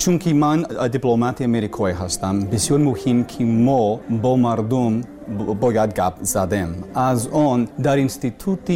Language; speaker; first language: Persian; non-native, learner; English